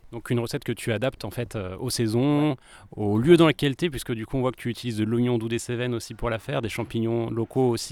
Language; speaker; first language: French; native; French